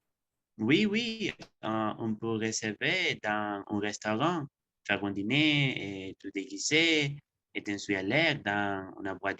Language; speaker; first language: French; non-native, learner; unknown